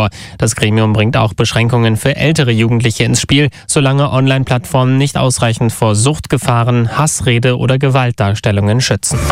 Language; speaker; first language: German; native; German